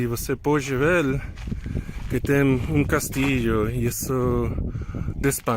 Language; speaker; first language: Portuguese; non-native, learner; English